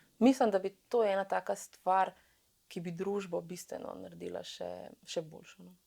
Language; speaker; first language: Slovenian; early bilingual, other home language; Bosnian